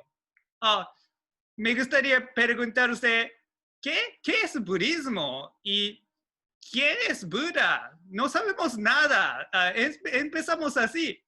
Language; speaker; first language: Spanish; non-native, learner; Japanese